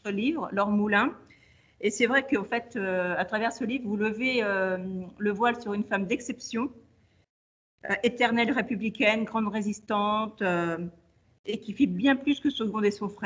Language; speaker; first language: French; native; French